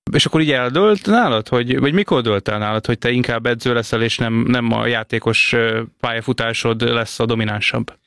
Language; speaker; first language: Hungarian; native; Hungarian